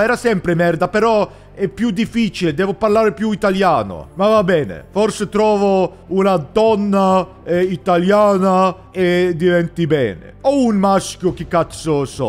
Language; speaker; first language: Italian; non-native, learner; English